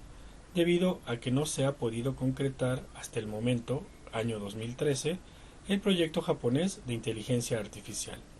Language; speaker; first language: Spanish; native; Spanish